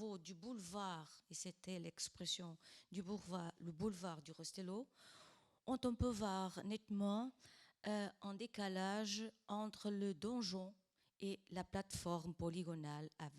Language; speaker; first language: French; non-native, fluent; Portuguese